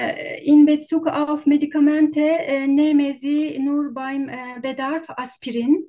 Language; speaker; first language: German; non-native, learner; Turkish